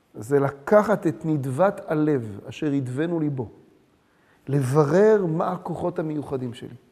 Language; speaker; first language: Hebrew; early bilingual, other home language; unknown